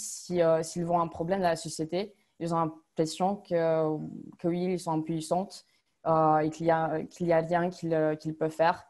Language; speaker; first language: French; non-native, fluent; Romanian